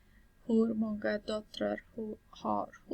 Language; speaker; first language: Swedish; non-native, fluent; Persian